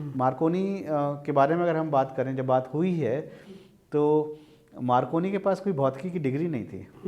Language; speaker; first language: Hindi; native; Hindi